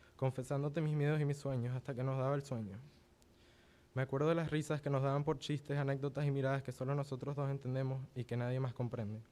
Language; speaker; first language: Spanish; early bilingual, other home language; English